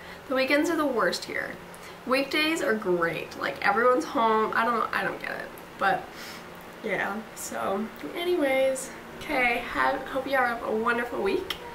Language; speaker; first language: English; native; English